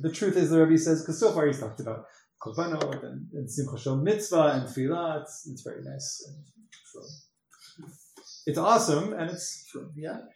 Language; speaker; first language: English; native; English